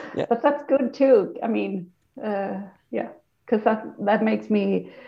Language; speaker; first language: English; non-native, fluent; Swedish